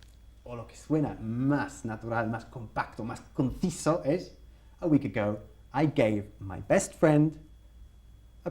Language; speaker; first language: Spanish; non-native, fluent; English